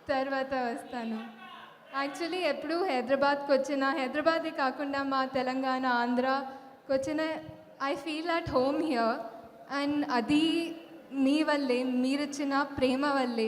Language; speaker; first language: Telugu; non-native, fluent; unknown